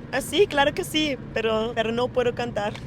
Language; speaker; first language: Spanish; non-native, learner; German